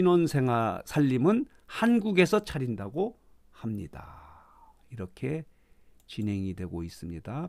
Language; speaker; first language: Korean; native; Korean